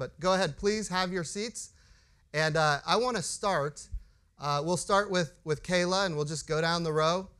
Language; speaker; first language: English; native; English